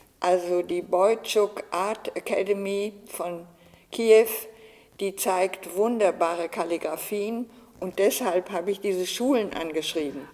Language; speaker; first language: German; native; German